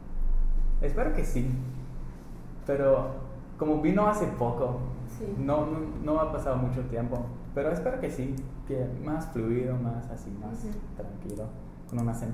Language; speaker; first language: Spanish; non-native, fluent; English